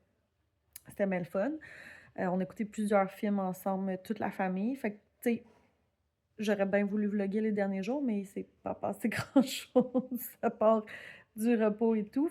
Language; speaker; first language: French; native; French